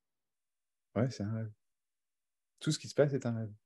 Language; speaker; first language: French; native; French